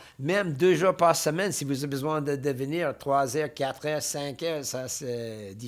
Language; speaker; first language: French; non-native, fluent; English